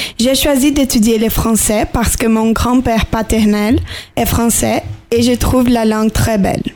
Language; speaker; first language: French; non-native, learner; Portuguese